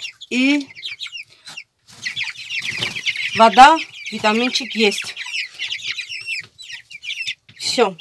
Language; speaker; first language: Russian; non-native, fluent; Armenian